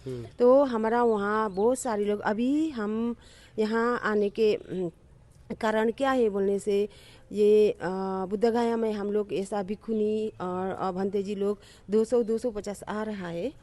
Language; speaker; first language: Hindi; non-native, learner; Nepali